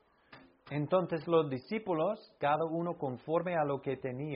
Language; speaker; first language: Spanish; non-native, fluent; English